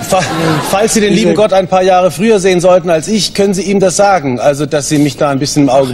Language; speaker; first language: German; native; German